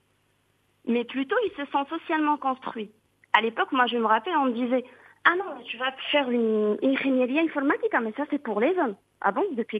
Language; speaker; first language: French; non-native, local second language; Arabic